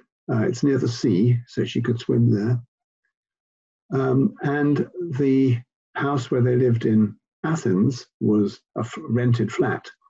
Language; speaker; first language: English; native; English